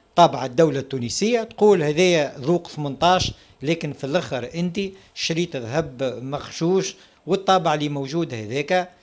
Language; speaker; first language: Arabic; native; Arabic